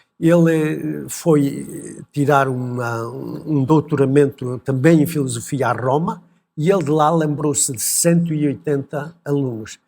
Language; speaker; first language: Portuguese; native; Portuguese